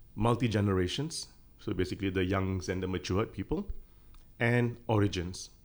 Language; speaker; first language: English; non-native, local second language; Tamil